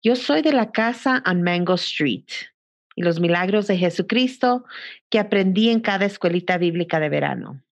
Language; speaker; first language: Spanish; early bilingual, heritage; Spanish